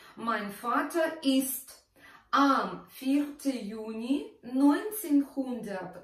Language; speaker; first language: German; non-native, fluent; Russian